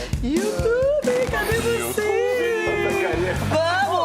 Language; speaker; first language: Portuguese; native; Portuguese